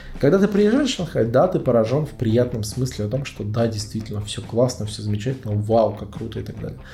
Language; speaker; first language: Russian; native; Russian